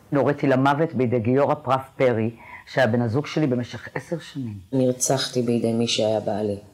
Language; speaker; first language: Hebrew; native; Hebrew